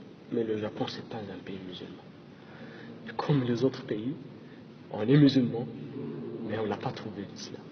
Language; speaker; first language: French; non-native, local second language; Arabic